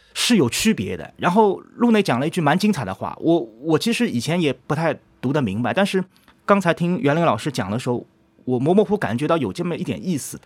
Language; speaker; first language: Chinese; native; Chinese